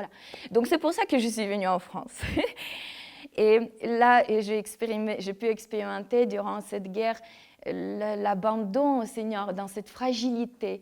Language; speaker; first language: French; non-native, fluent; Ukrainian